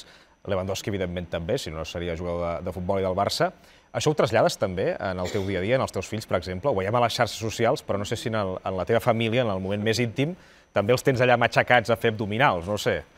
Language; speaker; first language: Catalan; native; Catalan